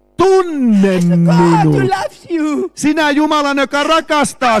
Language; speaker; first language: Finnish; native; Finnish